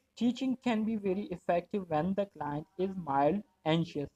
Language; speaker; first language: English; non-native, local second language; Urdu